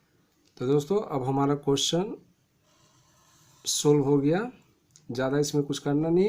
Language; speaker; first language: Hindi; native; Hindi